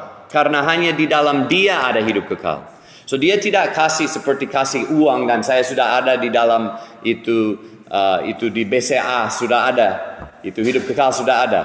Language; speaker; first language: Indonesian; non-native, fluent; English